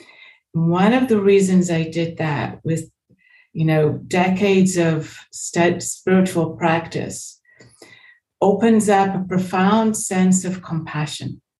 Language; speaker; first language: English; native; English